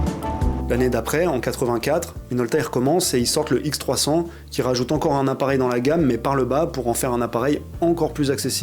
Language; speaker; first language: French; native; French